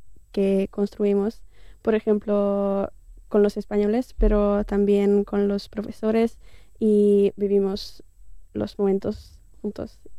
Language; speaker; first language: Spanish; non-native, fluent; Hungarian